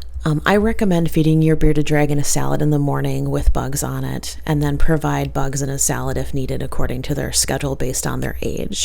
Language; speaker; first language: English; native; English